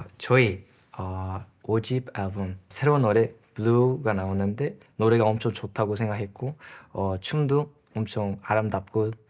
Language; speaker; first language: Korean; early bilingual, heritage; English